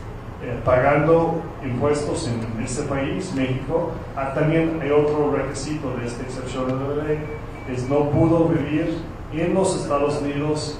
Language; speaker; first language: Spanish; non-native, fluent; English